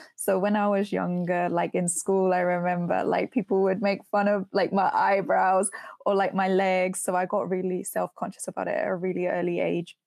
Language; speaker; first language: English; native; English